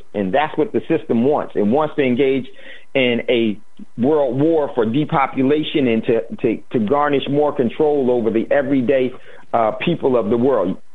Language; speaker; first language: English; native; English